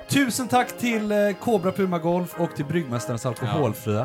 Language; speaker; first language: Swedish; native; Swedish